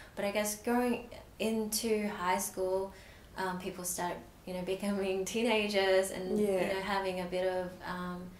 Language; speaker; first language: English; native; English